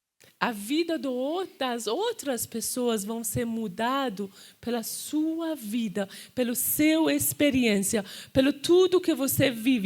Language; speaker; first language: Portuguese; non-native, fluent; Persian